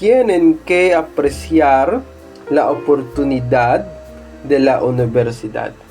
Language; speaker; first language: Spanish; non-native, fluent; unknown